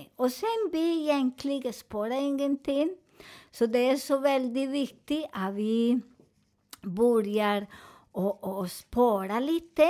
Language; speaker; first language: Swedish; non-native, learner; Spanish